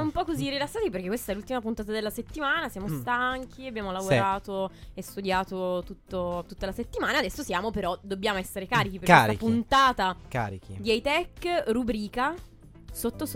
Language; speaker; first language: Italian; native; Italian